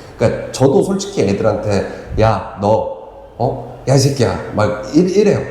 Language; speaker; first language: Korean; native; Korean